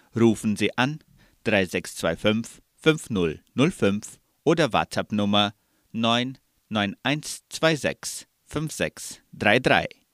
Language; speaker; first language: German; early bilingual, heritage; German